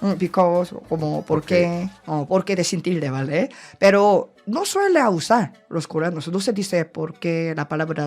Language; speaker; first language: Spanish; non-native, learner; Korean